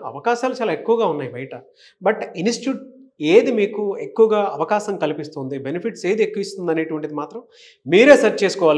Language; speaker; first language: Telugu; native; Telugu